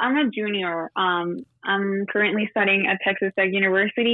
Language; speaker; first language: English; non-native, fluent; Spanish